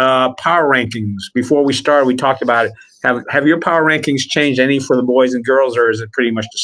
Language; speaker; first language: English; native; English